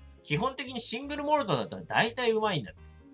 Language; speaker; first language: Japanese; native; Japanese